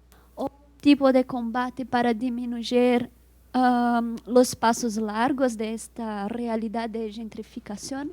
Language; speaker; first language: Spanish; non-native, learner; Portuguese